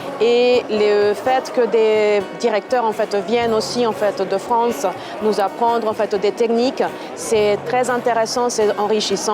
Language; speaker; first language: French; non-native, fluent; Spanish